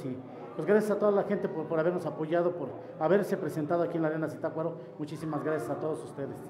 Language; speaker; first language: Spanish; native; Spanish